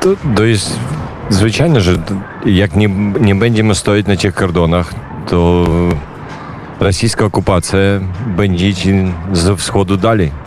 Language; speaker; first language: Polish; non-native, learner; Ukrainian